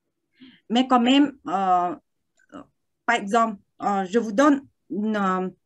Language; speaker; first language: French; non-native, learner; Vietnamese